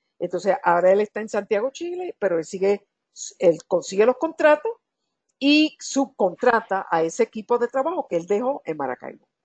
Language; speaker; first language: Spanish; native; Spanish